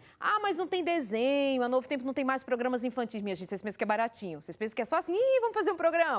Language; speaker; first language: Portuguese; native; Portuguese